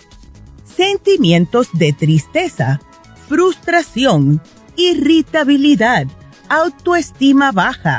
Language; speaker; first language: Spanish; native; Spanish